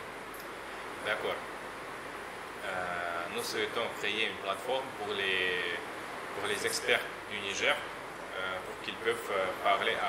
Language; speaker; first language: French; non-native, learner; Russian